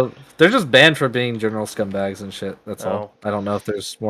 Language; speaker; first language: English; native; English